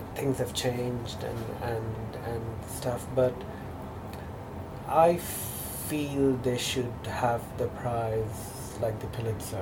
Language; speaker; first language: English; non-native, local second language; Bangla